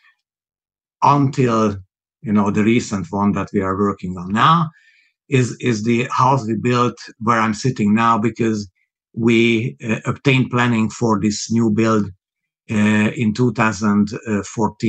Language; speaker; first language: English; non-native, fluent; Hungarian